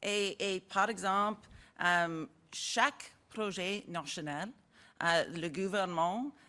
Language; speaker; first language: French; non-native, learner; English